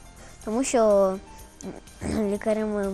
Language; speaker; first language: Ukrainian; non-native, local second language; Russian